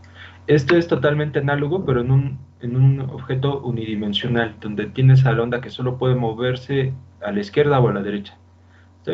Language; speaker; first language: Spanish; native; Spanish